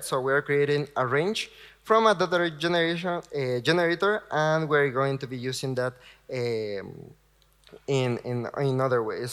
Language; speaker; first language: English; non-native, fluent; Spanish